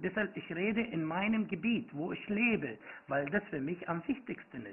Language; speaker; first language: German; non-native, fluent; Arabic